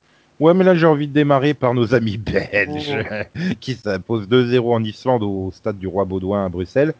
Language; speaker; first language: French; native; French